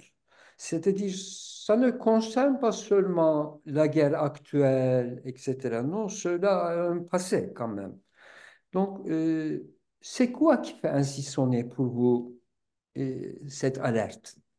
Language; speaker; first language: French; non-native, fluent; Turkish